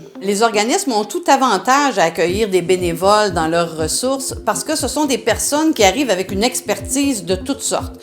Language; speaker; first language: French; native; French